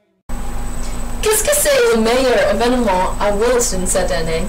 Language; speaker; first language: French; non-native, learner; English